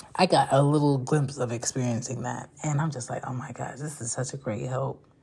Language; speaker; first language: English; native; English